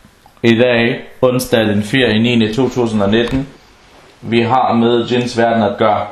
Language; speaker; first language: Danish; early bilingual, other home language; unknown